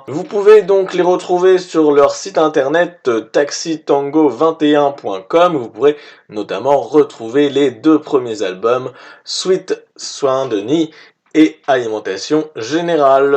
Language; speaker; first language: French; native; French